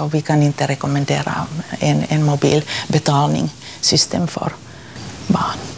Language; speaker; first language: Swedish; non-native, learner; Finnish